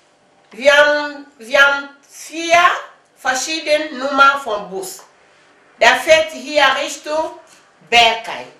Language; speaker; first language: German; non-native, learner; Lingala